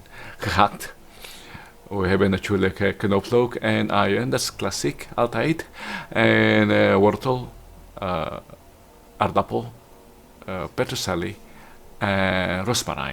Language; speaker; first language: Dutch; non-native, learner; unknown